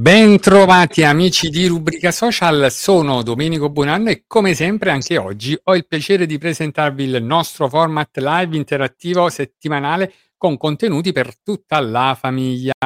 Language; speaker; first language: Italian; native; Italian